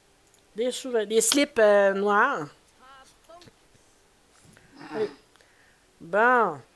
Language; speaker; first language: French; native; French